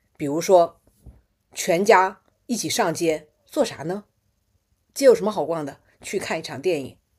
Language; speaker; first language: Chinese; native; Chinese